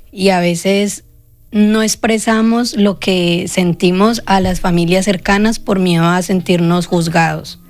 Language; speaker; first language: Spanish; native; Spanish